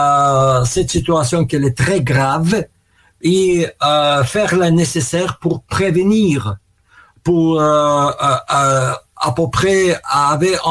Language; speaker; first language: French; non-native, learner; Russian